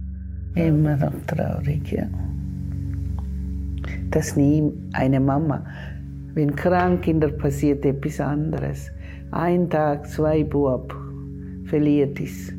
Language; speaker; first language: German; non-native, learner; Tamil